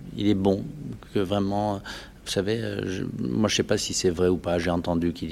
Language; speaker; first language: French; native; French